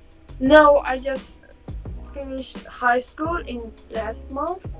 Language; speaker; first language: English; non-native, learner; Persian